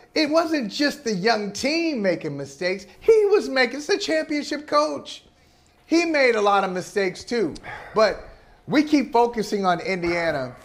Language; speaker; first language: English; native; English